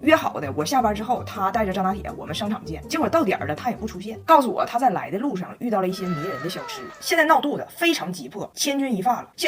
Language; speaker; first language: Chinese; native; Chinese